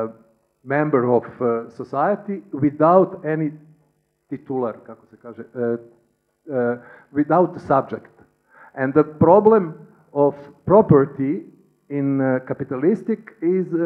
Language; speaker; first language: English; non-native, learner; Serbian